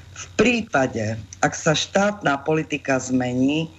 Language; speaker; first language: Slovak; native; Slovak